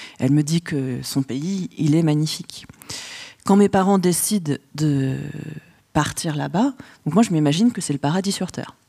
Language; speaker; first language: French; early bilingual, other home language; Vietnamese